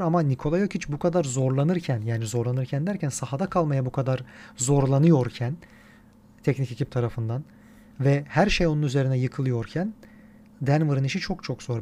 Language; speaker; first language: Turkish; native; Turkish